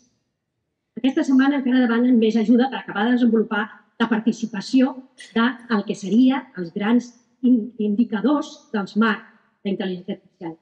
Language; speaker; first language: Catalan; native; Catalan